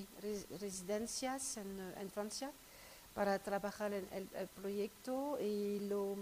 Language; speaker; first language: Spanish; non-native, fluent; French